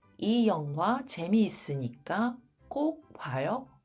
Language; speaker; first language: Korean; early bilingual, heritage; Japanese